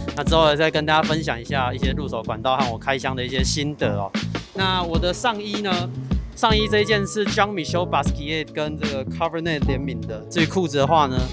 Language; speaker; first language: Chinese; native; Chinese